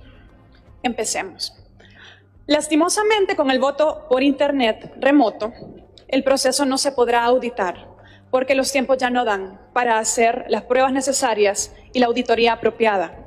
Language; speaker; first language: Spanish; native; Spanish